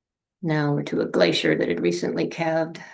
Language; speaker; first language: English; native; English